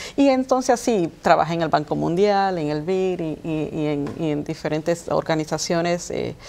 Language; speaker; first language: Spanish; early bilingual, heritage; Spanish